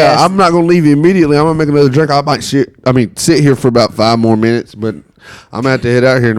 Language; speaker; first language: English; native; English